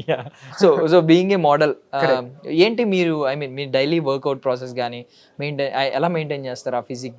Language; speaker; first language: Telugu; native; Telugu